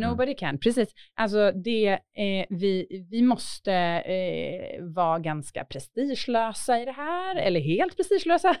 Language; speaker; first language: Swedish; native; Swedish